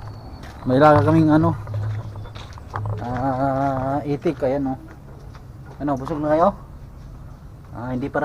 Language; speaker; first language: Filipino; non-native, local second language; Cebuano